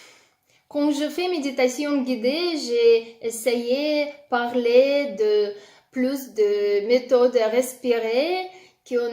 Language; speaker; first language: French; non-native, learner; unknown